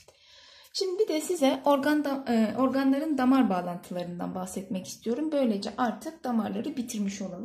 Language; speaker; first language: Turkish; native; Turkish